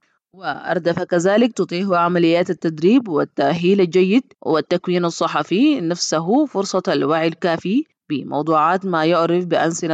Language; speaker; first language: Arabic; native; Arabic